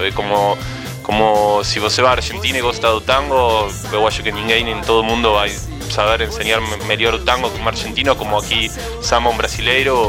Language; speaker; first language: Portuguese; non-native, fluent; Spanish